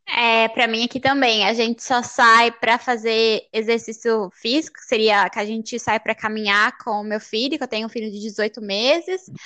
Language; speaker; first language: Portuguese; native; Portuguese